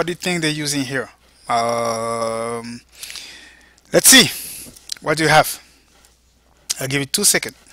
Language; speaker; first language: English; non-native, fluent; French